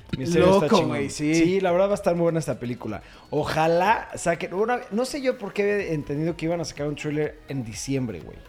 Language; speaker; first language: Spanish; native; Spanish